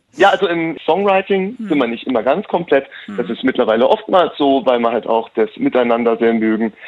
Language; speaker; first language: German; native; German